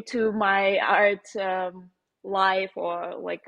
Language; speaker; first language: English; non-native, fluent; Russian